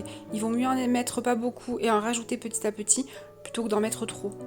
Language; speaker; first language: French; native; French